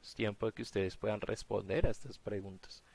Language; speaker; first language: Spanish; native; Spanish